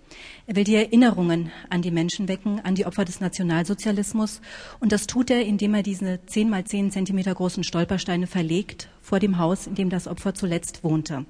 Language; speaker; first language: German; native; German